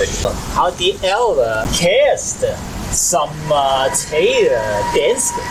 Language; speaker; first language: Danish; non-native, learner; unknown